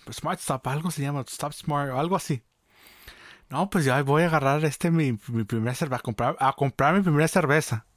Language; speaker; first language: Spanish; early bilingual, other home language; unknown